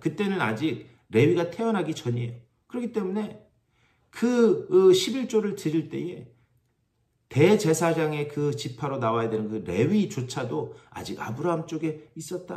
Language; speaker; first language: Korean; native; Korean